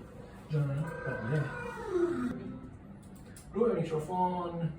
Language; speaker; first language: Persian; native; Persian